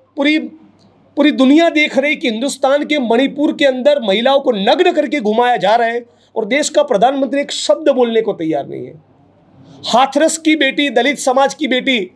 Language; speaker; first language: Hindi; non-native, local second language; Gujarati